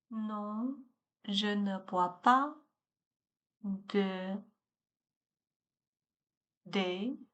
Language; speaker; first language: French; non-native, learner; Chinese